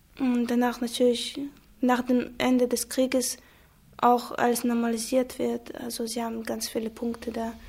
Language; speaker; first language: German; non-native, fluent; Chechen